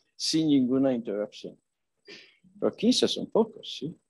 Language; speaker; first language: Spanish; non-native, fluent; Polish